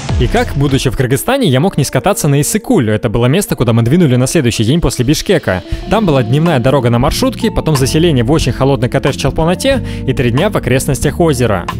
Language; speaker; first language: Russian; native; Russian